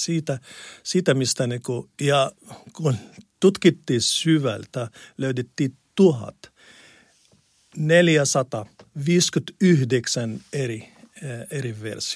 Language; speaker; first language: Finnish; non-native, learner; Arabic